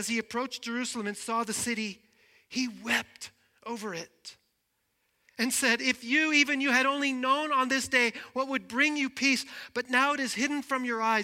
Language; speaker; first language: English; native; English